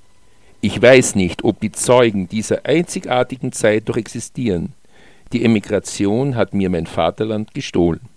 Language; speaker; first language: German; native; German